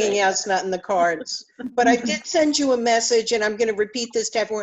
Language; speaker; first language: English; native; English